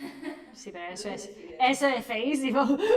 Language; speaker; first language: Spanish; non-native, fluent; English